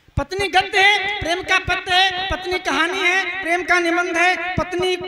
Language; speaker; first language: Hindi; native; Hindi